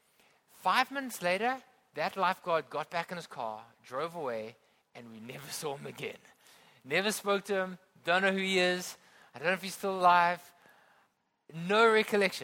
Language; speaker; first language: English; native; English